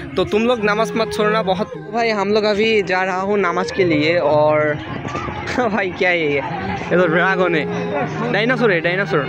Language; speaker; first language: Hindi; non-native, learner; Bangla